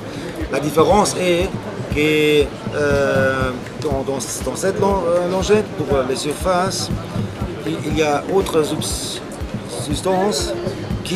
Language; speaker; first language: French; non-native, fluent; German